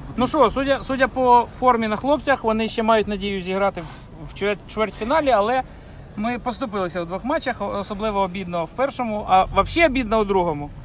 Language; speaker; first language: Ukrainian; non-native, local second language; Russian